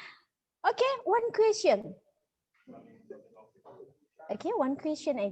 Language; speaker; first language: English; non-native, learner; Indonesian